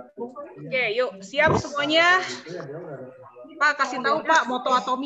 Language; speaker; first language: Indonesian; native; Indonesian